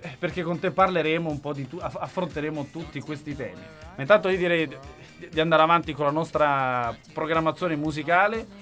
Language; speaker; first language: Italian; native; Italian